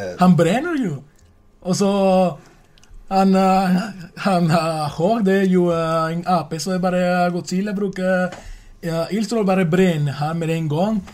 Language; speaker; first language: Norwegian; non-native, learner; Swedish